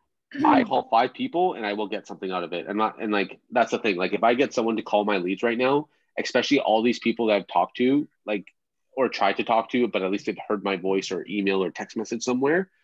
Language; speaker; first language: English; native; English